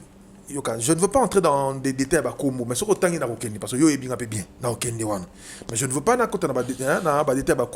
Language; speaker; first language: French; non-native, local second language; Lingala